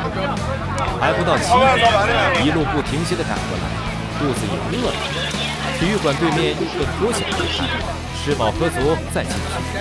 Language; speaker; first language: Chinese; native; Chinese